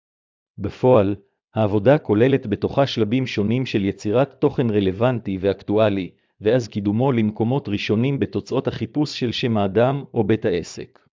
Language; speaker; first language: Hebrew; native; Hebrew